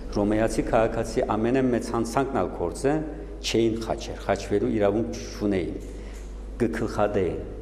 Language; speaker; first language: Armenian; early bilingual, heritage; Armenian